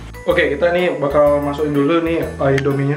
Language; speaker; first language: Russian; non-native, learner; Indonesian